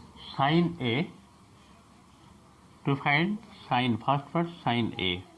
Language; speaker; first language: English; non-native, local second language; Bangla